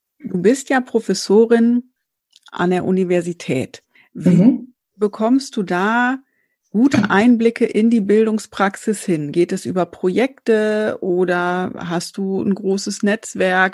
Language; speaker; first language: German; native; German